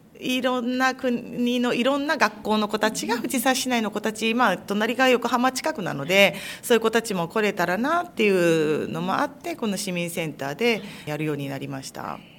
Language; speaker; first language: Japanese; native; Japanese